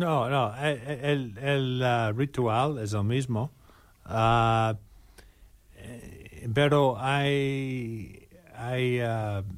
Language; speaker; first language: Spanish; non-native, learner; English